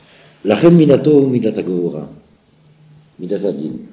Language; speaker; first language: Hebrew; non-native, fluent; French